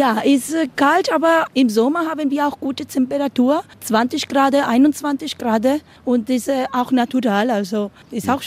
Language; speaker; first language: German; non-native, learner; Spanish